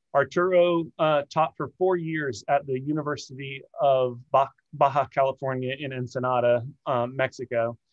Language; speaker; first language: English; native; English